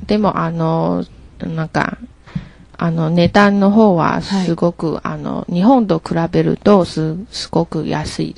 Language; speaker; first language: Japanese; non-native, learner; Chinese